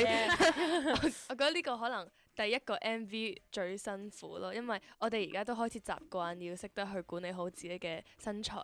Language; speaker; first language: Cantonese; early bilingual, heritage; English